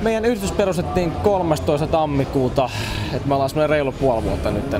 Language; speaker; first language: Finnish; native; Finnish